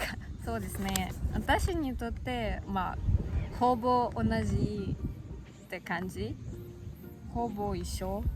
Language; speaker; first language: Japanese; non-native, learner; Russian